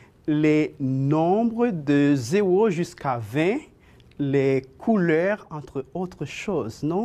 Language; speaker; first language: French; non-native, fluent; Spanish